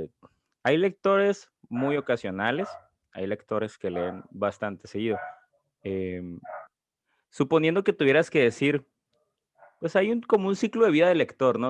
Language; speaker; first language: Spanish; native; Spanish